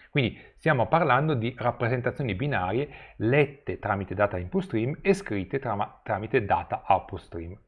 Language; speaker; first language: Italian; native; Italian